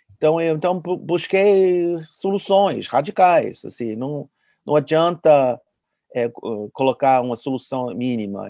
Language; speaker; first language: Portuguese; non-native, fluent; English